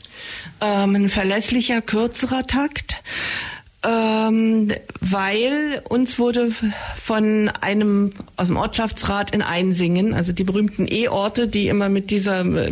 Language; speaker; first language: German; native; German